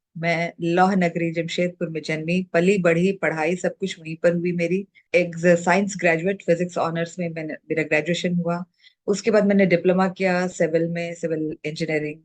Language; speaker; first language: Hindi; native; Hindi